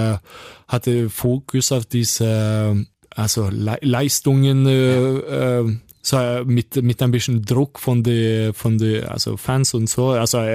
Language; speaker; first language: German; non-native, learner; Norwegian